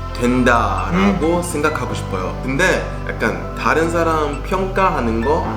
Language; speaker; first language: Korean; non-native, fluent; English